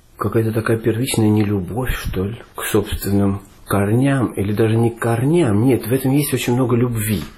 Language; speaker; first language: Russian; native; Russian